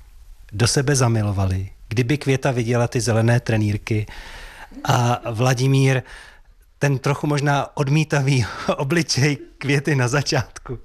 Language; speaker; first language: Czech; native; Czech